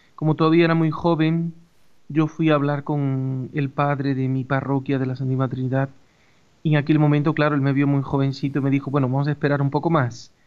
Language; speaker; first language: Spanish; native; Spanish